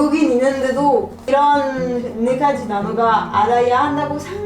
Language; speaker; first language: Korean; non-native, learner; French